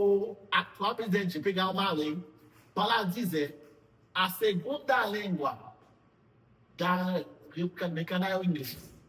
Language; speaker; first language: Portuguese; non-native, fluent; Haitian Creole